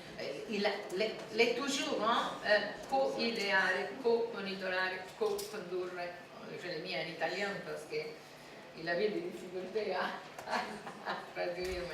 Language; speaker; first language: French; non-native, fluent; Italian